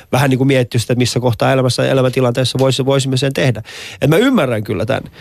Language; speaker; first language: Finnish; early bilingual, other home language; Persian